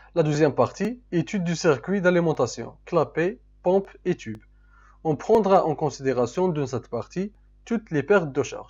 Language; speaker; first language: French; non-native, local second language; Arabic